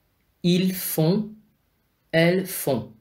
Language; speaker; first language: French; non-native, fluent; Vietnamese